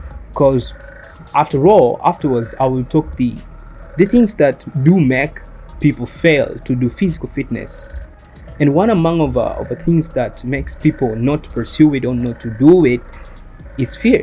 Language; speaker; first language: English; non-native, local second language; Swahili